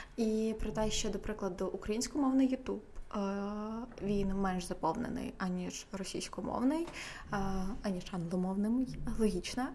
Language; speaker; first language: Ukrainian; native; Ukrainian